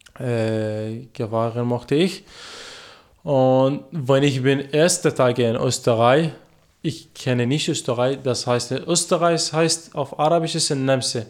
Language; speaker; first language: German; non-native, learner; Arabic